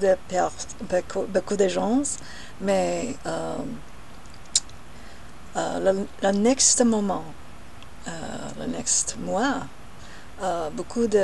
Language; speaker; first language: French; non-native, learner; English